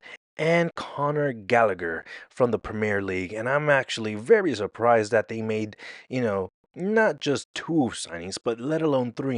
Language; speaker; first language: English; native; English